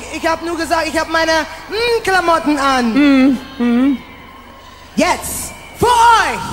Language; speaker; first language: German; non-native, learner; English